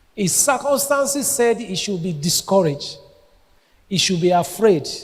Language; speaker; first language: English; non-native, local second language; Yoruba